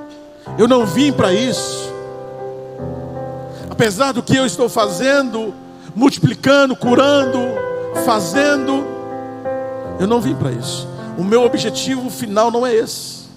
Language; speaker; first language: Portuguese; native; Portuguese